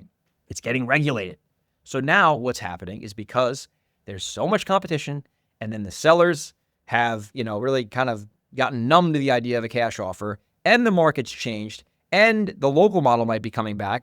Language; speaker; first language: English; native; English